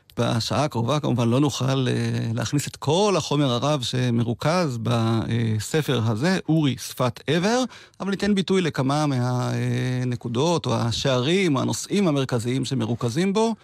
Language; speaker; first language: Hebrew; native; Hebrew